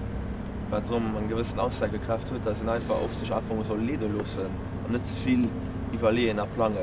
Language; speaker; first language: German; non-native, local second language; Luxembourgish